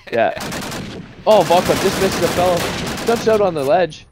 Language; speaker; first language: English; native; English